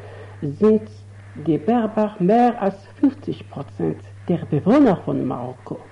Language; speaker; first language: German; non-native, fluent; Arabic